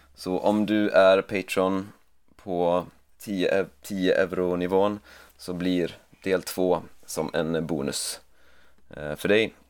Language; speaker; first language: Swedish; native; Swedish